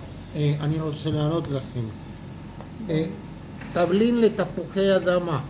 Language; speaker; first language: Hebrew; non-native, fluent; Spanish